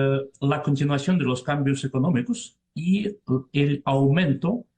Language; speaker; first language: Spanish; non-native, fluent; Russian